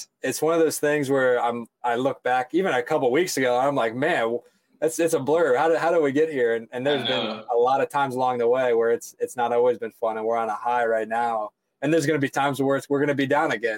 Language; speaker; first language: English; native; English